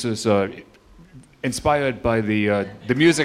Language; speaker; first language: English; native; English